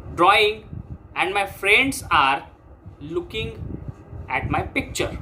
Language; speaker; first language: English; non-native, local second language; Marathi